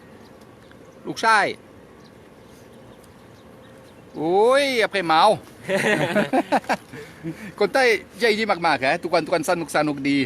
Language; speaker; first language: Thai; non-native, learner; French